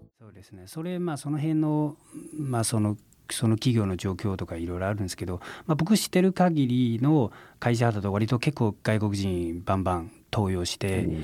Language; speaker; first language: Japanese; non-native, fluent; Chinese